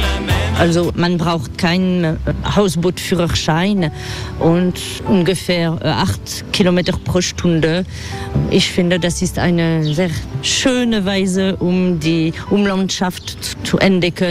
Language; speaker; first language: German; non-native, fluent; French